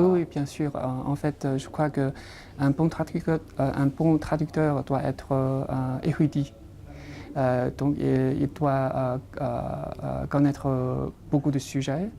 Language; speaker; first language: French; non-native, fluent; Chinese